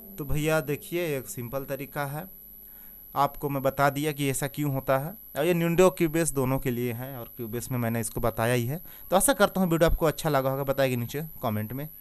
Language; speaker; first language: Hindi; native; Hindi